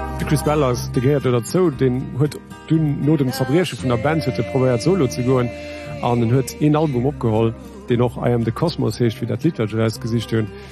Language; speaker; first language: German; native; German